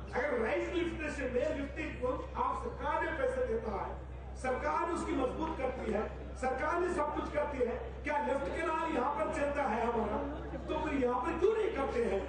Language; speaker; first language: Hindi; non-native, local second language; Telugu